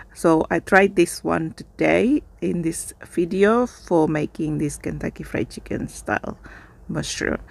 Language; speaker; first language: English; non-native, fluent; Indonesian